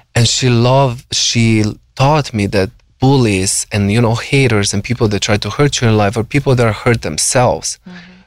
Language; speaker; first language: English; non-native, fluent; Slovenian